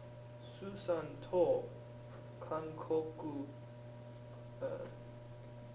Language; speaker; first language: Japanese; non-native, learner; English